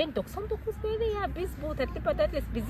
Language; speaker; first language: Turkish; non-native, fluent; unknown